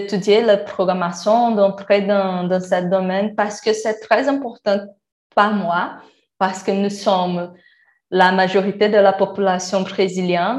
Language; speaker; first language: French; non-native, learner; Portuguese